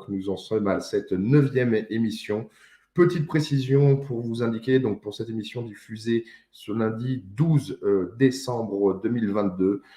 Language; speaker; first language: French; native; French